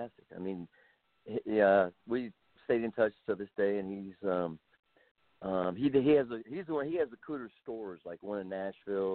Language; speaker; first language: English; native; English